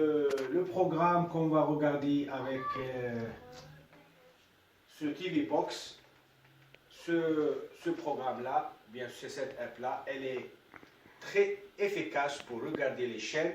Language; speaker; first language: French; non-native, local second language; Arabic